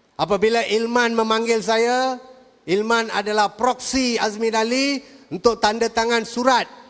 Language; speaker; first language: Malay; non-native, local second language; Tamil